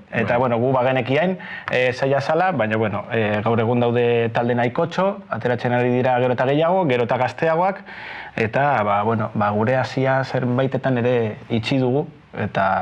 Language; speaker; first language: Basque; non-native, local second language; Spanish